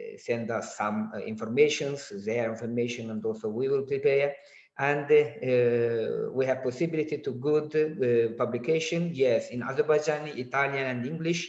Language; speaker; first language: English; non-native, learner; Azerbaijani